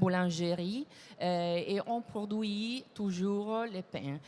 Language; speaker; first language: French; non-native, fluent; Italian